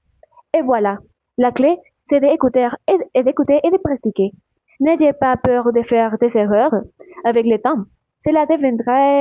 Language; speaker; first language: French; non-native, learner; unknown